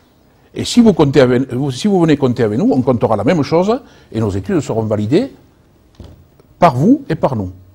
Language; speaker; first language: French; native; French